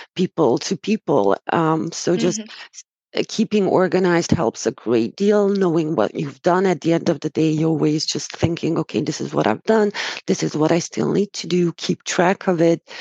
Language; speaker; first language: English; non-native, fluent; Romanian